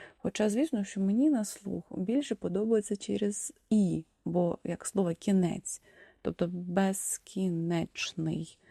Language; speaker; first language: Ukrainian; non-native, local second language; Russian